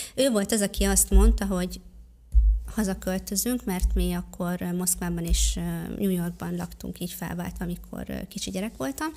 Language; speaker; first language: Hungarian; native; Hungarian